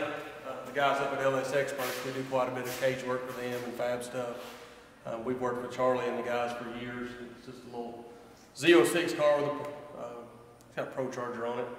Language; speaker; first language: English; native; English